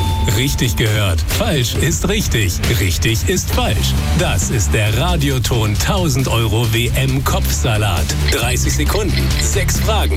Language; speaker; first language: German; native; German